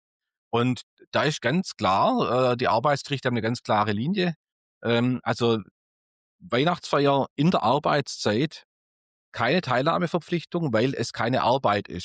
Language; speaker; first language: German; native; German